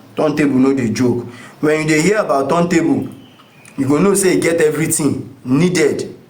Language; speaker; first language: Nigerian Pidgin; non-native, local second language; Yoruba